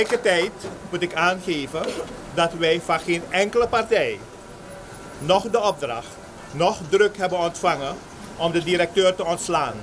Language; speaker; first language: Dutch; native; Dutch